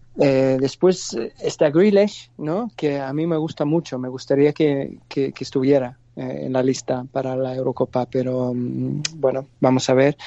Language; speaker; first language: Spanish; non-native, fluent; English